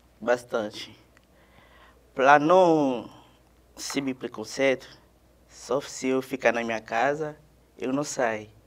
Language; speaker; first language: Portuguese; non-native, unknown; Haitian Creole